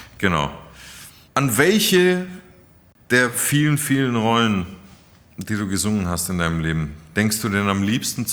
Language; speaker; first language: German; native; German